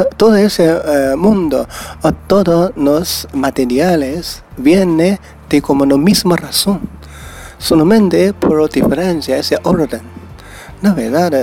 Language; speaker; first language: Spanish; non-native, learner; Chinese